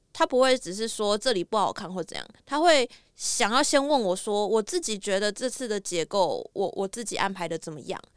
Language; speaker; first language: Chinese; native; Chinese